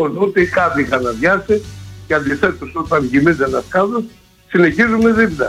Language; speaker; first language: Greek; native; Greek